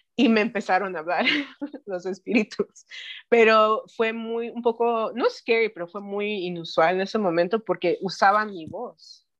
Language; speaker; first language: Spanish; early bilingual, heritage; Spanish